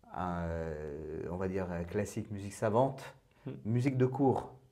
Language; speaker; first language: French; non-native, fluent; Persian